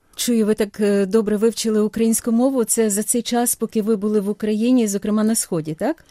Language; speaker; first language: Ukrainian; native; Ukrainian